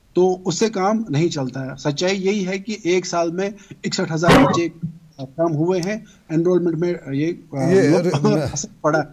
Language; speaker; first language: Urdu; native; Urdu